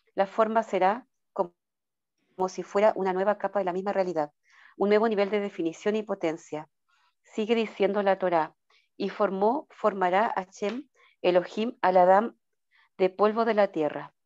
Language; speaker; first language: Spanish; native; Spanish